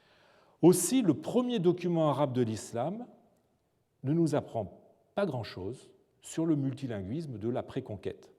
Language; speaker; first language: French; native; French